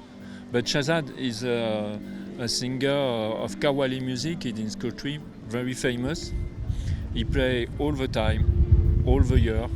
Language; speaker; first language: English; non-native, learner; French